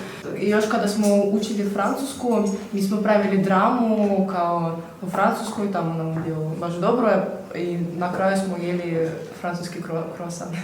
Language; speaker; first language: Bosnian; non-native, learner; Russian